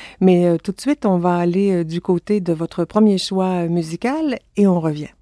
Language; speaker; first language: French; native; French